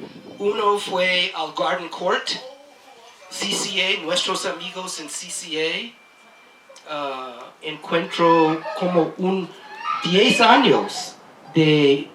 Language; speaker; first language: Spanish; non-native, learner; English